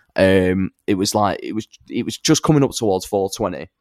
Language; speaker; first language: English; native; English